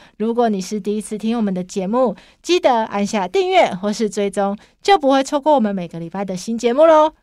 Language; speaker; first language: Chinese; native; Chinese